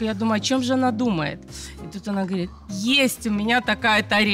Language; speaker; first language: Russian; native; Russian